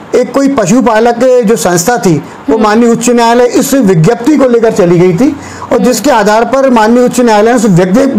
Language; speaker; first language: Hindi; native; Hindi